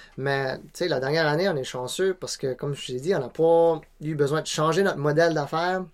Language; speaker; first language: French; non-native, local second language; Cantonese